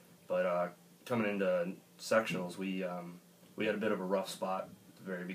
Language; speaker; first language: English; native; English